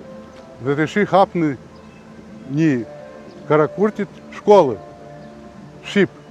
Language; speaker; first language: Albanian; early bilingual, heritage; Albanian